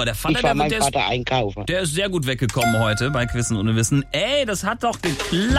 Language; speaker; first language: German; native; German